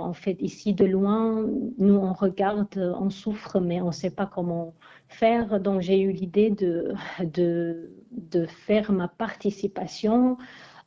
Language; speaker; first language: French; non-native, fluent; Armenian